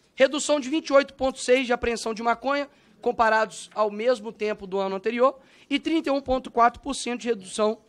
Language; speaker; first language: Portuguese; native; Portuguese